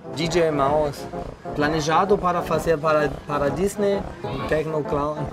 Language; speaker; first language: Portuguese; non-native, fluent; German